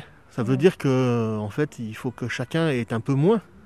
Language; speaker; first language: French; native; French